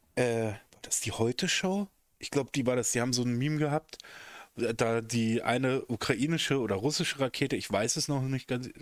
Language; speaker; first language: German; native; German